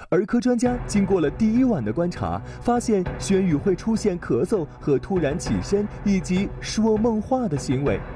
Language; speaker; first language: Chinese; native; Chinese